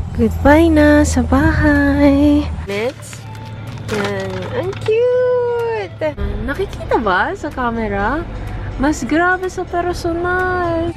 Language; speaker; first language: Filipino; non-native, local second language; Bikol